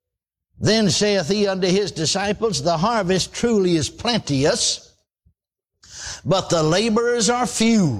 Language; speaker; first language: English; native; English